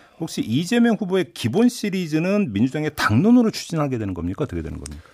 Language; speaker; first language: Korean; native; Korean